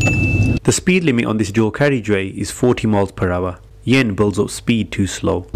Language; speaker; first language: English; native; English